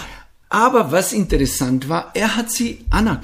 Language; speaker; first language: German; non-native, fluent; Slovenian